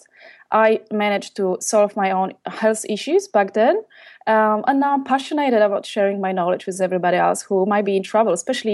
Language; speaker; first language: English; non-native, fluent; Polish